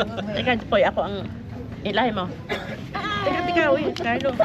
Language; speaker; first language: Filipino; native; Filipino